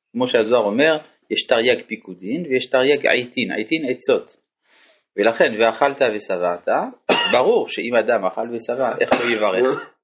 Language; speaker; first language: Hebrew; non-native, fluent; French